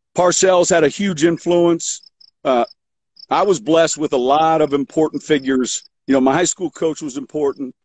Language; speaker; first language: English; native; English